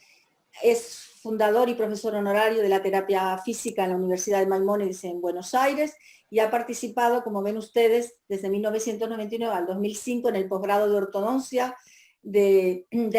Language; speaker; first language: Spanish; native; Spanish